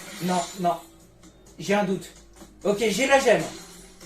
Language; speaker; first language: French; native; French